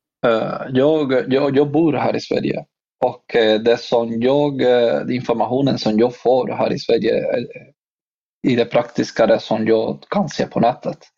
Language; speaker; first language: Swedish; non-native, fluent; Spanish